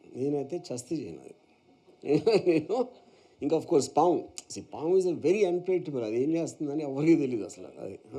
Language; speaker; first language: Telugu; native; Telugu